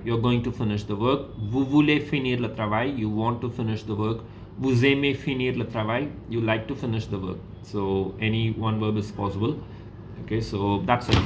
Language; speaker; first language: English; non-native, local second language; Tamil